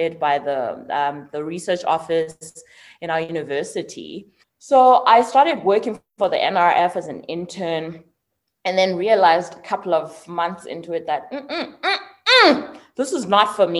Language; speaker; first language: English; non-native, local second language; Xhosa